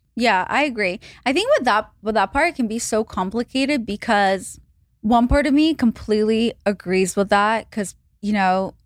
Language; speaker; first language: English; non-native, fluent; Hebrew